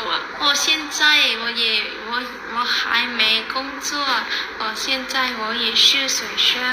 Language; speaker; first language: Chinese; non-native, learner; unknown